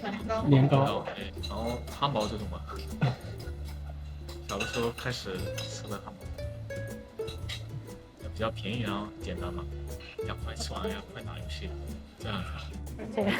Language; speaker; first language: Chinese; non-native, fluent; Korean